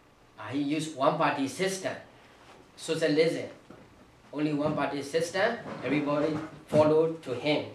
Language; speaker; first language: English; non-native, learner; Burmese